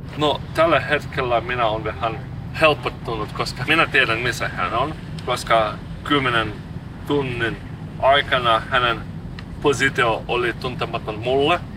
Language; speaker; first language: Finnish; non-native, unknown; Russian